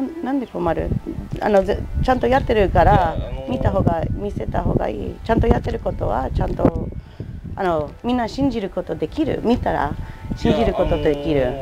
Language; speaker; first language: Japanese; non-native, learner; English